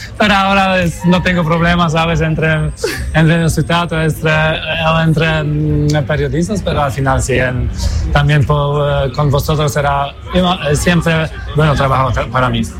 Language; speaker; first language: Spanish; non-native, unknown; Polish